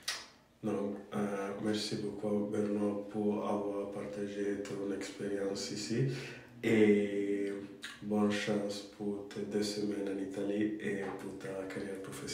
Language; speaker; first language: French; non-native, fluent; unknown